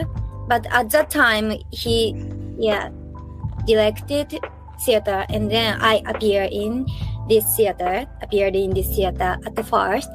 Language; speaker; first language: English; non-native, learner; Japanese